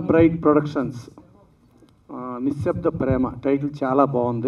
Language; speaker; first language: Telugu; native; Telugu